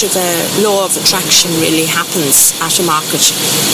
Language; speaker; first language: English; native; English